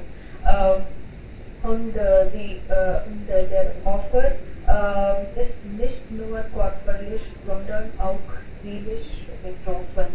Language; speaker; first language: German; non-native, learner; Hindi